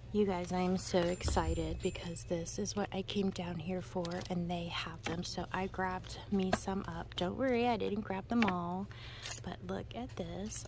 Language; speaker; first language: English; native; English